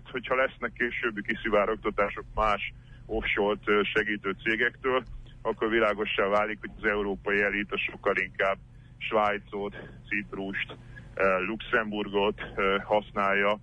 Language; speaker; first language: Hungarian; native; Hungarian